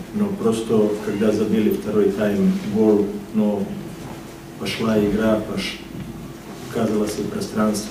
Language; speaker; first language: Russian; non-native, fluent; Serbian